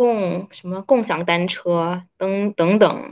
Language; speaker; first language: Chinese; early bilingual, heritage; Chinese